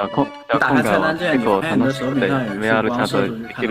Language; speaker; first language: Japanese; non-native, fluent; Chinese